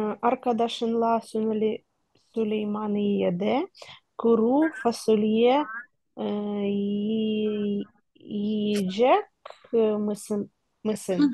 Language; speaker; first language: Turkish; non-native, learner; Ukrainian